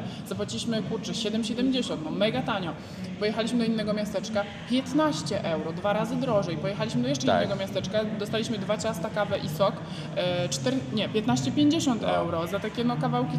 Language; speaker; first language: Polish; native; Polish